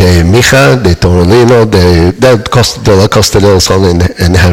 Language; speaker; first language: Spanish; non-native, learner; English